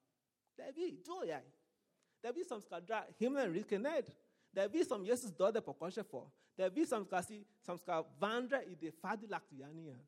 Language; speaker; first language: Norwegian; non-native, fluent; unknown